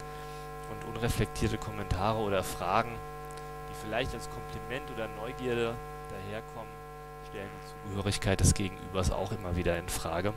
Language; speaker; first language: German; native; German